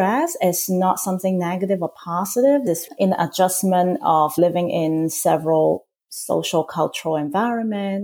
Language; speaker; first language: English; non-native, local second language; Cantonese